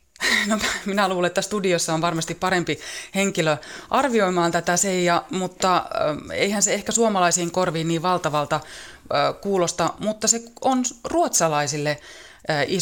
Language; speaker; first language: Finnish; native; Finnish